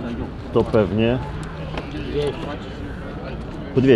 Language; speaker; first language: Polish; native; Polish